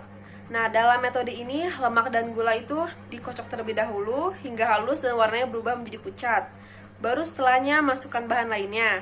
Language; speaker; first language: Indonesian; native; Indonesian